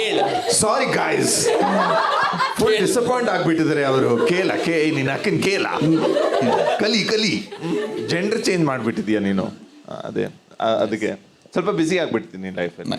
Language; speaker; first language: Kannada; non-native, learner; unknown